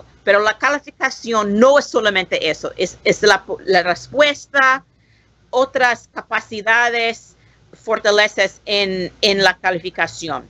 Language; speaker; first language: Spanish; non-native, learner; English